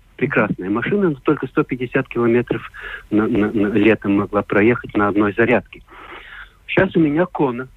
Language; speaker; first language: Russian; non-native, local second language; Latvian